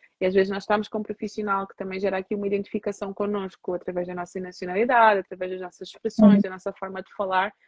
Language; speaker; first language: Portuguese; native; Portuguese